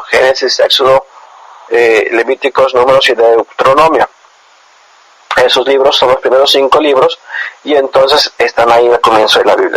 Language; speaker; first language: Spanish; native; Spanish